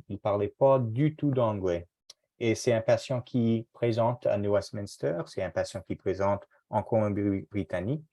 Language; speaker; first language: French; non-native, fluent; English